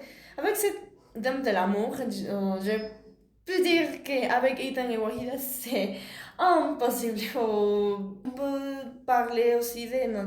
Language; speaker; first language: French; non-native, learner; Spanish